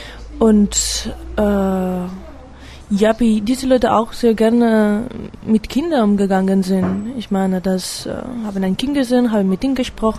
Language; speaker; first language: German; non-native, fluent; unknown